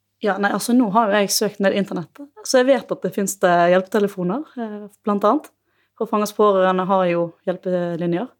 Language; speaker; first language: Norwegian; native; Norwegian